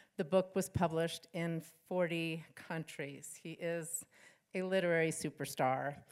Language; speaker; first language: English; native; English